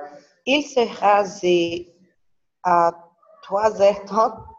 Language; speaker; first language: French; non-native, learner; Portuguese